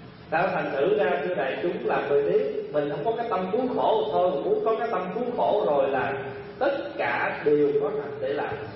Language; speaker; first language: Vietnamese; native; Vietnamese